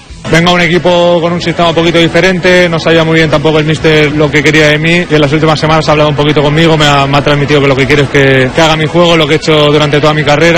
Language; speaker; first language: Spanish; native; Spanish